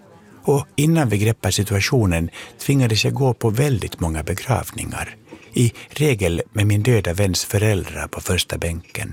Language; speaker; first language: Swedish; native; Swedish